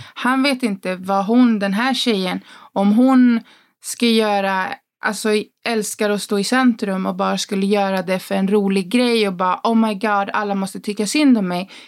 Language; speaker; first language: Swedish; early bilingual, other home language; Spanish